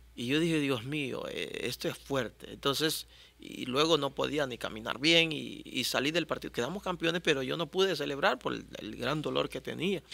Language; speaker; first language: Spanish; native; Spanish